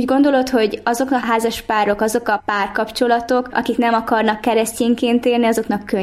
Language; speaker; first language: Hungarian; native; Hungarian